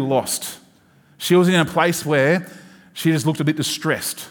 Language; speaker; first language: English; native; English